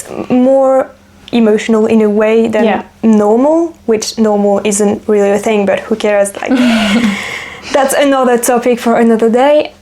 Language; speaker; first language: English; non-native, fluent; French